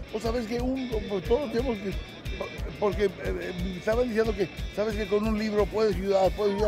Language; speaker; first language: Spanish; early bilingual, heritage; English